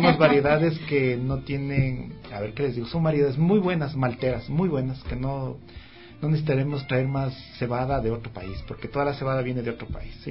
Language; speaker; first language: Spanish; native; Spanish